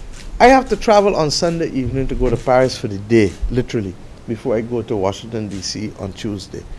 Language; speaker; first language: English; native; English